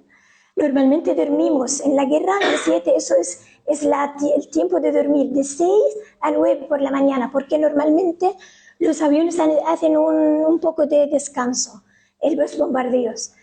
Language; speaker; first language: Spanish; non-native, fluent; Arabic